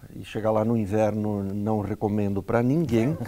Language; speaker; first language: Portuguese; native; Portuguese